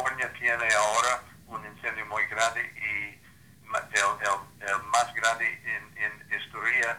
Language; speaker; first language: Spanish; non-native, learner; English